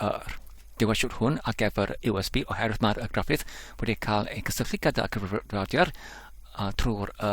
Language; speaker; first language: Welsh; non-native, learner; English